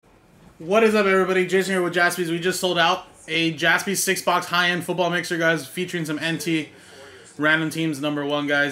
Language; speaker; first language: English; native; English